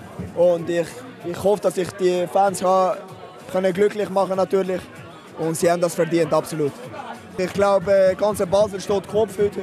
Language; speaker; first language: German; non-native, fluent; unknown